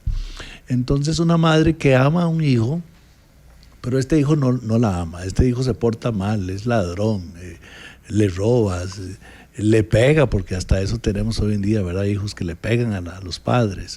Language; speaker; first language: Spanish; native; Spanish